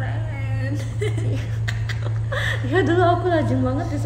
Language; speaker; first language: Indonesian; early bilingual, heritage; Japanese